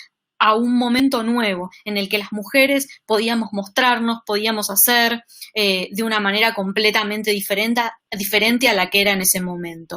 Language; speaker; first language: Spanish; native; Spanish